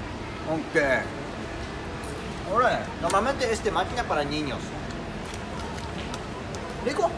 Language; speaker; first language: Spanish; non-native, learner; Japanese